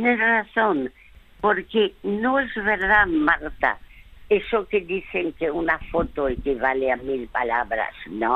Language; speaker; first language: Spanish; early bilingual, other home language; French